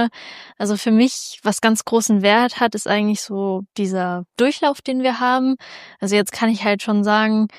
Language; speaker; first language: German; native; German